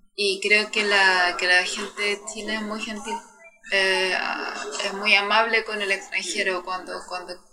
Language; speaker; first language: Spanish; native; Spanish